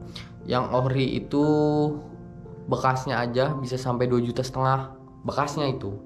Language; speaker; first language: Indonesian; native; Indonesian